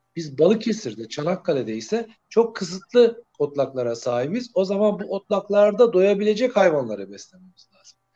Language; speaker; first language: Turkish; native; Turkish